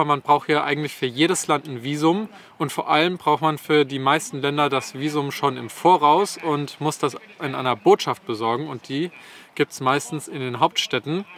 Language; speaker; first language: German; native; German